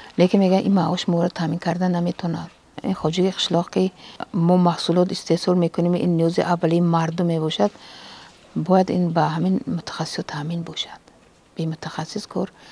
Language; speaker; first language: Tajik; native; Tajik